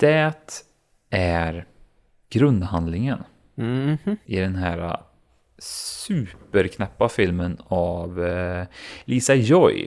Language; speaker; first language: Swedish; native; Swedish